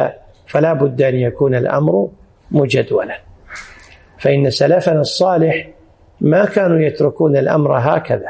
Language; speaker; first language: Arabic; native; Arabic